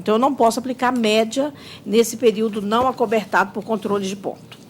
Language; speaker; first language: Portuguese; native; Portuguese